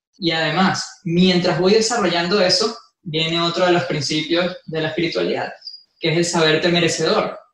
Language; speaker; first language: Spanish; native; Spanish